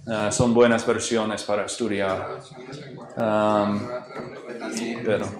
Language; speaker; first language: Spanish; non-native, fluent; English